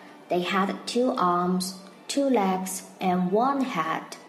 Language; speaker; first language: English; non-native, fluent; Chinese